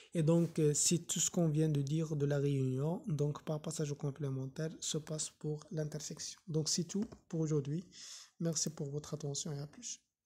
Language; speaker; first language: French; non-native, local second language; Arabic